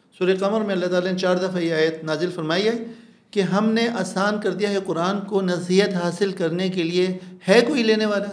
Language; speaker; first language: Urdu; non-native, local second language; Pashto